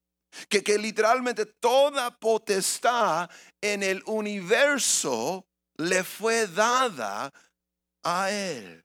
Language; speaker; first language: Spanish; early bilingual, heritage; English